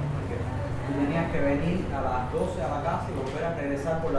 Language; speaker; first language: Spanish; non-native, learner; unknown